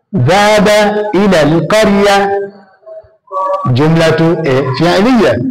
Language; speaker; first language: Arabic; non-native, fluent; Swahili